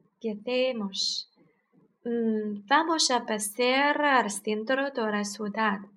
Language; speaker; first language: Spanish; non-native, learner; Chinese